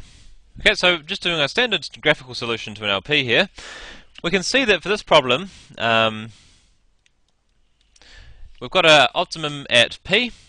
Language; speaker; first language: English; native; English